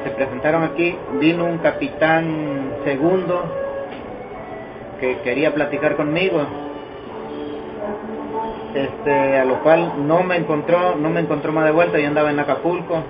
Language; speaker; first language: Spanish; native; Spanish